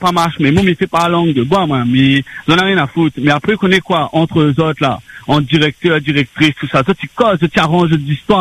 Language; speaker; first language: French; non-native, local second language; Réunion Creole French